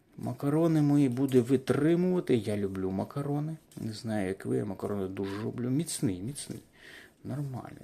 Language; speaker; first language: Ukrainian; non-native, local second language; Russian